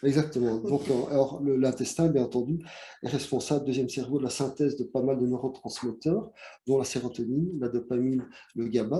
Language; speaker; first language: French; native; French